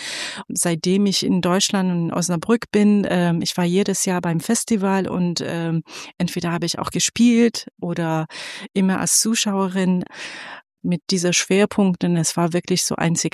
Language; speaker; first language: German; non-native, fluent; Persian